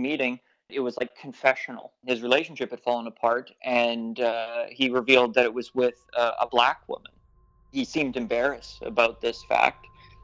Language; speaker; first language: English; native; English